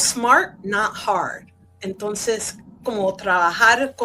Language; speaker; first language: Spanish; early bilingual, heritage; Spanish